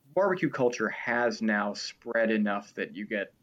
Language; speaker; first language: English; native; English